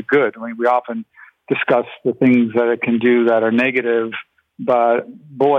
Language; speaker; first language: English; non-native, fluent; Ukrainian